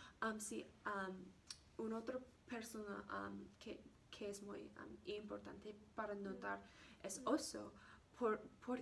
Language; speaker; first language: Spanish; non-native, learner; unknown